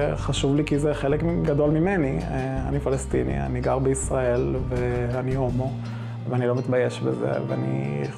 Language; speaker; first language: Hebrew; non-native, local second language; Arabic